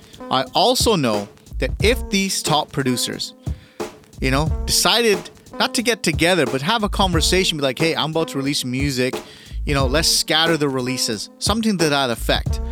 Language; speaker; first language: English; early bilingual, other home language; Punjabi